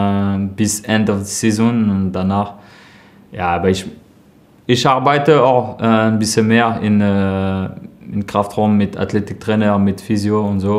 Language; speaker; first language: German; non-native, learner; French